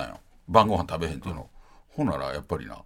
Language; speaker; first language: Japanese; native; Japanese